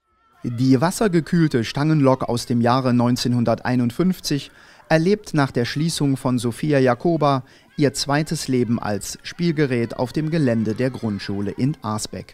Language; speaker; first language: German; native; German